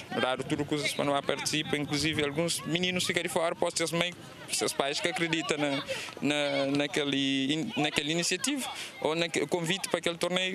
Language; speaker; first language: Portuguese; non-native, local second language; Kabuverdianu